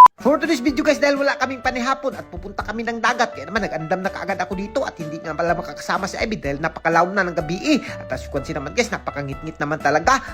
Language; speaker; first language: Filipino; non-native, local second language; Cebuano